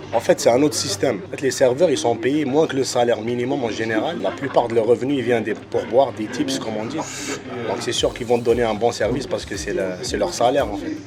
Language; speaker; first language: French; non-native, local second language; Arabic